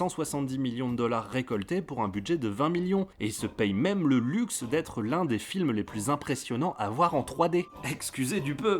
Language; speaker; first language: French; native; French